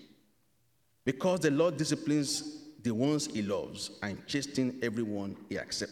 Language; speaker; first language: English; non-native, local second language; Yoruba